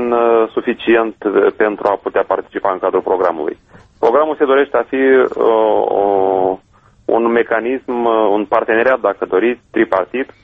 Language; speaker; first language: Romanian; native; Romanian